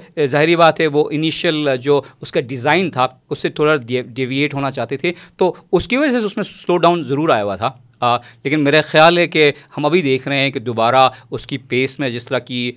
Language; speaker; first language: Urdu; non-native, local second language; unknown